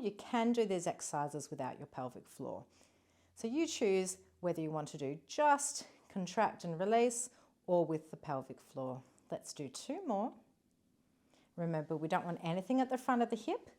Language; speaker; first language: English; native; English